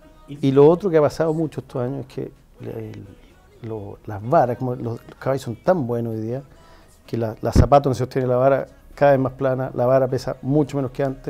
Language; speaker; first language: Spanish; native; Spanish